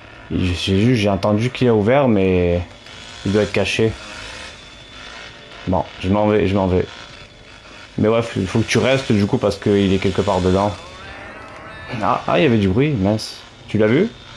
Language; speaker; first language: French; native; French